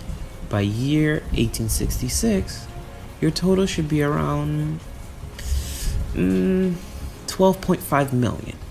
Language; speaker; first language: English; native; English